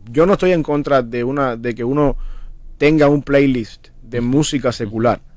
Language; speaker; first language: Spanish; native; Spanish